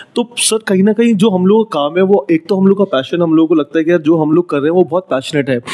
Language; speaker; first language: Hindi; native; Hindi